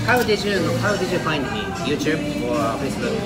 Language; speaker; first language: English; non-native, learner; Japanese